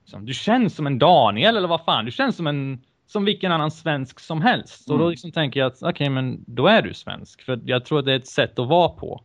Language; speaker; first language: Swedish; early bilingual, other home language; Bosnian